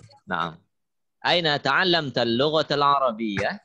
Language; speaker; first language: Arabic; non-native, fluent; Indonesian